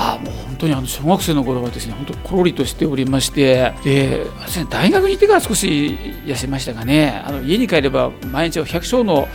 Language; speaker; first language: Japanese; native; Japanese